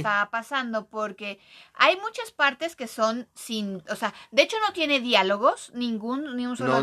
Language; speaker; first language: Spanish; native; Spanish